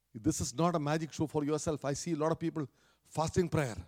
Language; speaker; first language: English; non-native, local second language; Malayalam